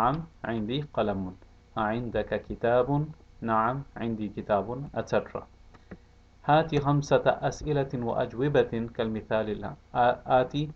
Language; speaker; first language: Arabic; non-native, fluent; English